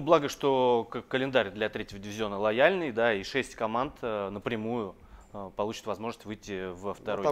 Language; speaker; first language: Russian; native; Russian